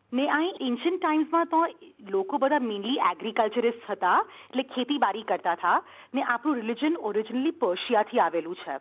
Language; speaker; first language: Gujarati; early bilingual, heritage; Gujarati